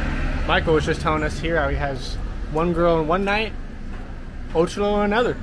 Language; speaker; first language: English; native; English